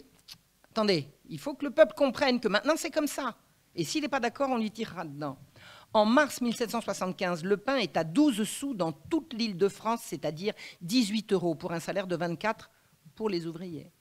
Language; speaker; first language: French; native; French